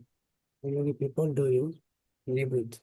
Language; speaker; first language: English; non-native, learner; Bangla